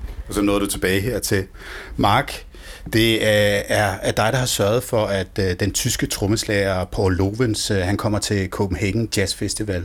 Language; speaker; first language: Danish; native; Danish